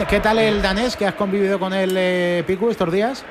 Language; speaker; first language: Spanish; native; Spanish